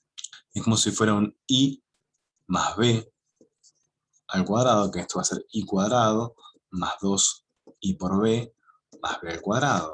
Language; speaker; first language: Spanish; native; Spanish